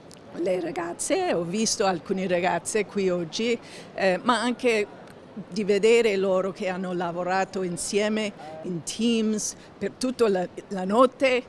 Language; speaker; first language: Italian; non-native, fluent; English